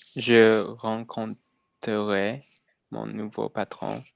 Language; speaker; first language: French; non-native, learner; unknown